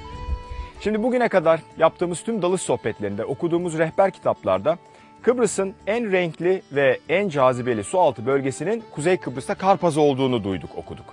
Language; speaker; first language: Turkish; native; Turkish